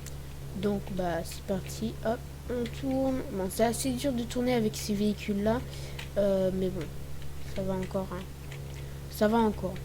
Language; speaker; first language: French; native; French